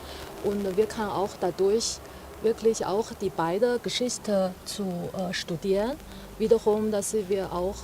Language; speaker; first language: German; non-native, fluent; Chinese